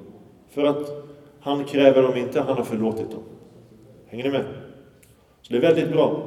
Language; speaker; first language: Swedish; early bilingual, other home language; Arabic